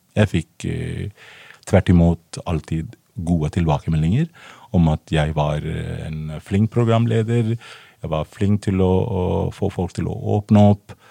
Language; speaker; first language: Norwegian; non-native, fluent; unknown